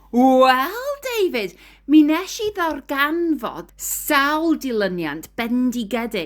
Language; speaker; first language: Welsh; non-native, learner; English